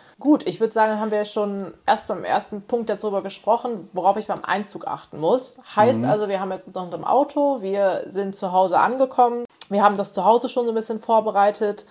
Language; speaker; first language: German; native; German